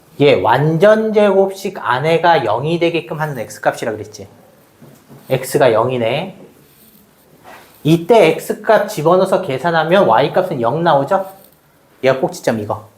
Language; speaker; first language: Korean; native; Korean